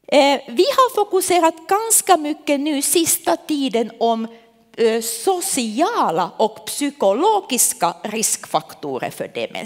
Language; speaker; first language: Swedish; non-native, local second language; Finnish